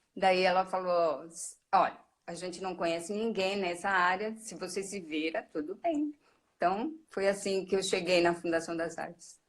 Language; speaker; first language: Portuguese; early bilingual, other home language; Japanese